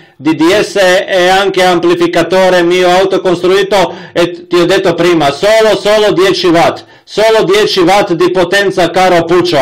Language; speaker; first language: Italian; non-native, learner; Croatian